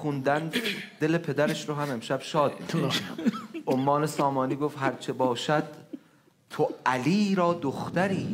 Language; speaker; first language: Persian; native; Persian